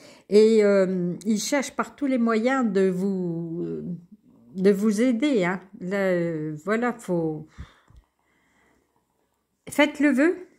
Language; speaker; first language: French; native; French